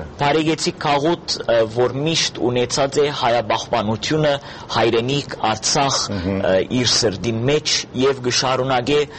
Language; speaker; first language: Armenian; early bilingual, heritage; Armenian